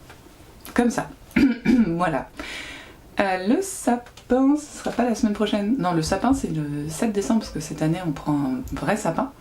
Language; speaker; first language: French; native; French